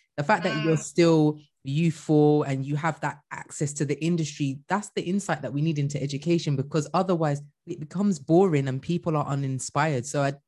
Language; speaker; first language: English; native; English